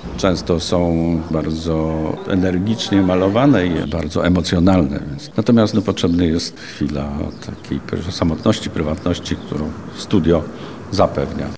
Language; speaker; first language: Polish; native; Polish